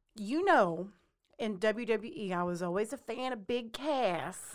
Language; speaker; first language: English; native; English